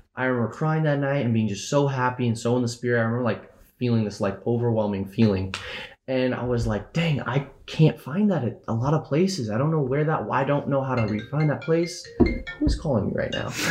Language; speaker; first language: English; native; English